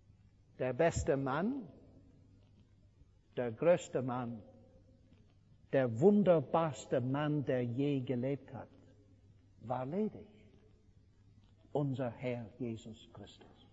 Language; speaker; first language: German; non-native, fluent; English